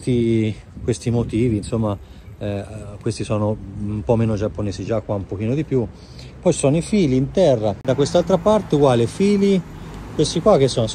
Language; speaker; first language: Italian; native; Italian